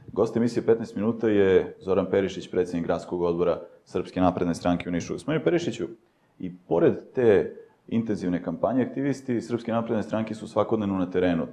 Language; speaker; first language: Serbian; native; Serbian